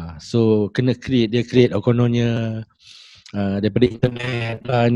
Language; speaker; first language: Malay; non-native, local second language; English